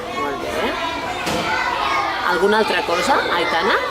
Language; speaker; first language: Catalan; native; Catalan